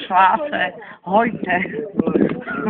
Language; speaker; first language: German; non-native, learner; Slovak